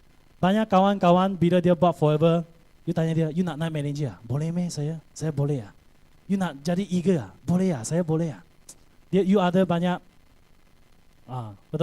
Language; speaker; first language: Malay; non-native, local second language; Chinese